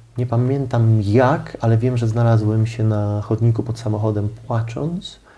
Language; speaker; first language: Polish; native; Polish